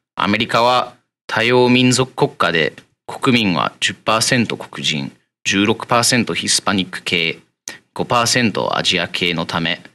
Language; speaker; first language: Japanese; non-native, fluent; English